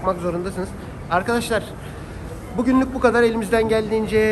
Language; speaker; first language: Turkish; native; Turkish